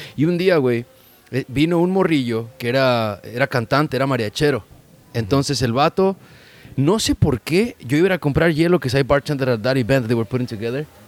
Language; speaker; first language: Spanish; early bilingual, heritage; Spanish